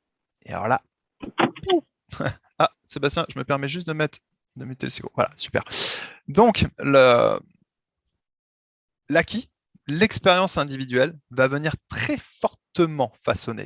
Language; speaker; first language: French; native; French